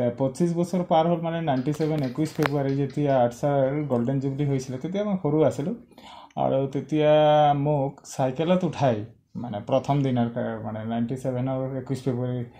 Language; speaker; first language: Assamese; non-native, local second language; Sadri